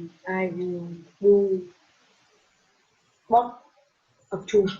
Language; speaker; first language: English; non-native, learner; Vietnamese